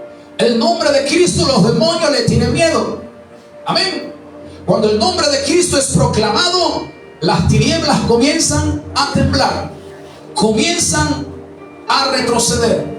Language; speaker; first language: Spanish; native; Spanish